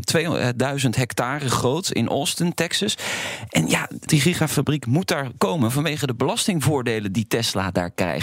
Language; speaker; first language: Dutch; native; Dutch